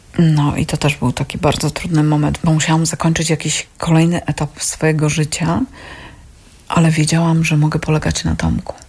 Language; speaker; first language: Polish; native; Polish